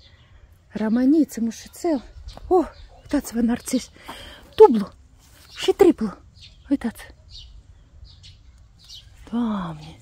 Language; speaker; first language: Romanian; non-native, learner; Russian